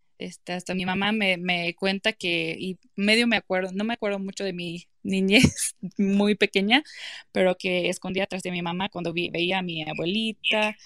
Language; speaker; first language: Spanish; non-native, fluent; English